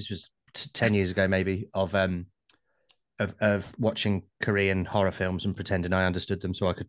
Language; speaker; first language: English; native; English